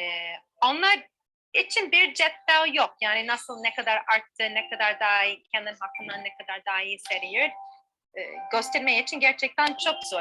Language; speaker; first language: Turkish; non-native, fluent; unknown